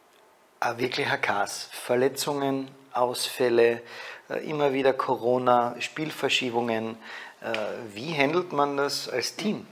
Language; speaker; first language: German; native; German